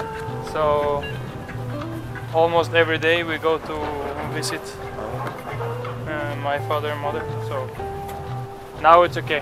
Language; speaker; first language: English; non-native, fluent; Swedish